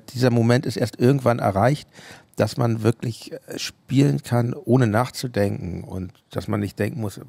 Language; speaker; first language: German; native; German